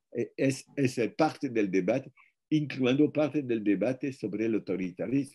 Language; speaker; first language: Spanish; non-native, fluent; French